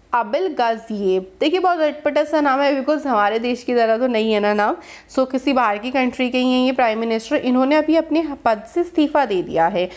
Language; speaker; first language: Hindi; native; Hindi